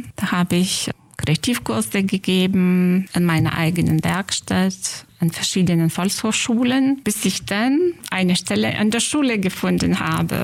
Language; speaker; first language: German; non-native, fluent; Lithuanian